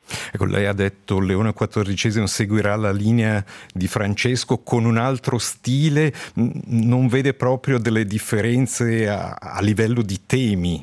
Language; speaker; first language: Italian; native; Italian